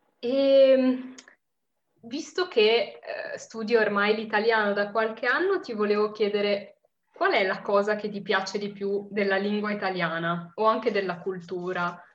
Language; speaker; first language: Italian; native; Italian